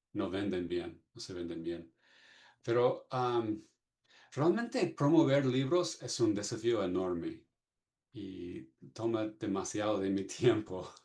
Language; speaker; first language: Spanish; non-native, fluent; English